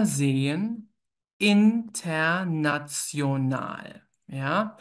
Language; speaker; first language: German; native; German